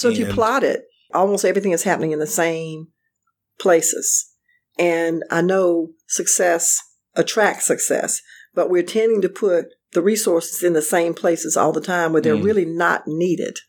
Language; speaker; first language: English; native; English